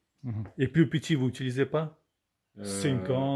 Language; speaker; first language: French; non-native, learner; Russian